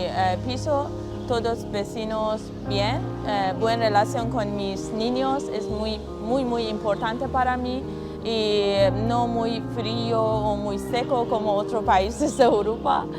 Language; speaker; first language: Spanish; non-native, learner; Persian